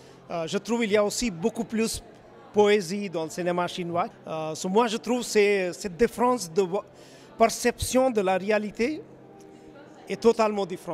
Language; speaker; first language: French; non-native, fluent; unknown